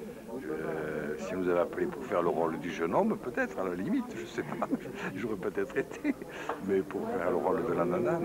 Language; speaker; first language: French; native; French